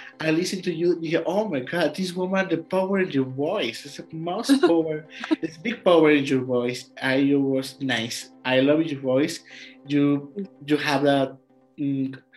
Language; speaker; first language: English; non-native, learner; Spanish